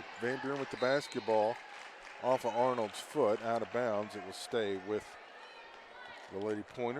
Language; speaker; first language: English; native; English